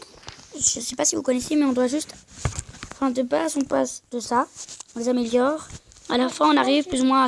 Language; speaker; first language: French; native; French